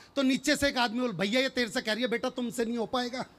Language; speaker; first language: Hindi; native; Hindi